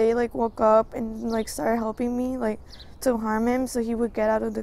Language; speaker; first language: English; native; English